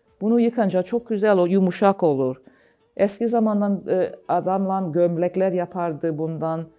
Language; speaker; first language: Turkish; non-native, learner; English